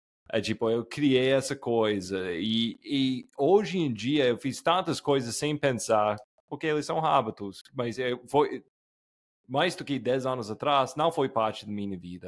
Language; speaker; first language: Portuguese; non-native, fluent; English